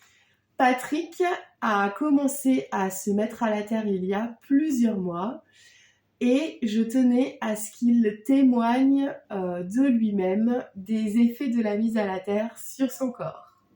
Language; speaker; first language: French; native; French